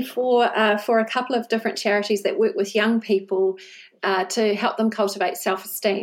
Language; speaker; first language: English; native; English